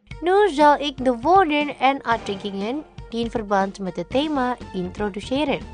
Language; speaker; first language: Dutch; non-native, learner; Indonesian